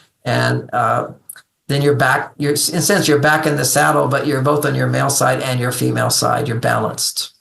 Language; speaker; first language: English; native; English